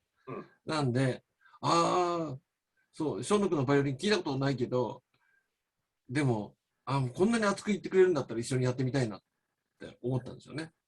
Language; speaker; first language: Japanese; native; Japanese